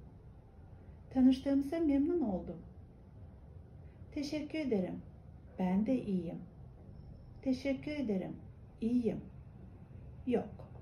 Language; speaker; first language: Turkish; non-native, fluent; Kazakh